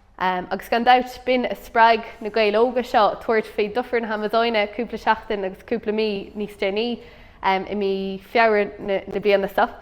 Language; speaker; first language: Irish; non-native, local second language; English